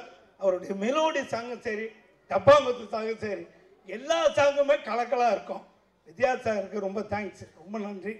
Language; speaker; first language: Tamil; native; Tamil